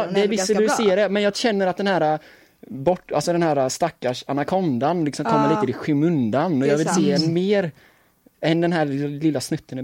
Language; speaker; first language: Swedish; native; Swedish